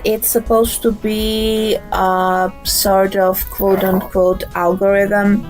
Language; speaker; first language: English; non-native, fluent; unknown